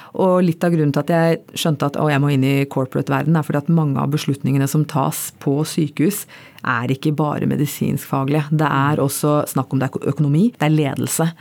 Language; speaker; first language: Norwegian; early bilingual, other home language; Bangla